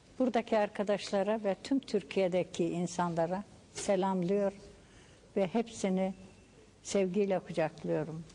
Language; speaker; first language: Turkish; non-native, local second language; Kurdish